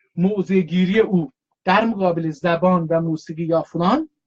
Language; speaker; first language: Persian; non-native, local second language; Azerbaijani